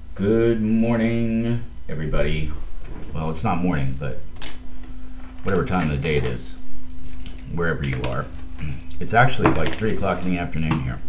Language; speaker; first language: English; native; English